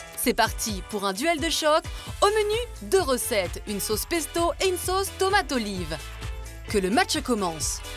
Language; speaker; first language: French; native; French